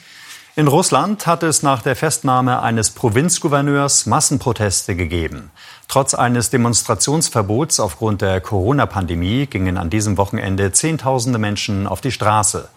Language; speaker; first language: German; native; German